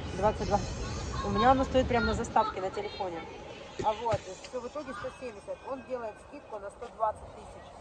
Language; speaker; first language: Russian; native; Russian